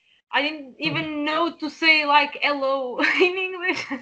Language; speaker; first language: English; non-native, fluent; Portuguese